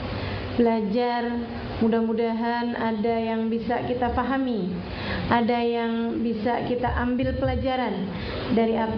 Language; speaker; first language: Indonesian; native; Indonesian